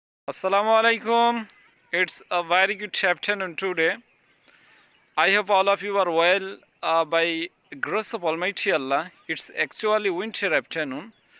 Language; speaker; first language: English; non-native, local second language; Bangla